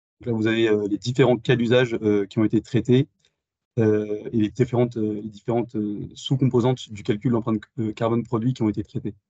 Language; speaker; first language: French; native; French